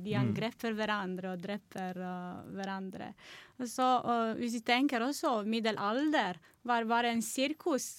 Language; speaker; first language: Norwegian; non-native, learner; Romanian